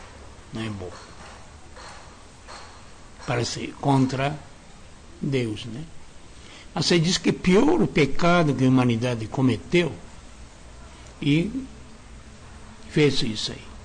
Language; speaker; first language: Portuguese; non-native, learner; Japanese